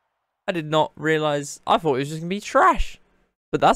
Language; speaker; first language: English; native; English